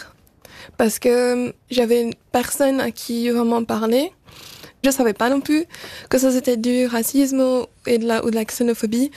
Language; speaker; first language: French; early bilingual, other home language; Portuguese